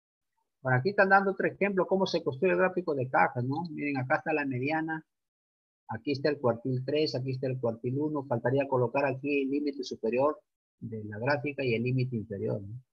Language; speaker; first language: Spanish; native; Spanish